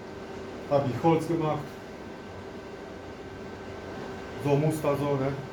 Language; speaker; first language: German; non-native, local second language; Polish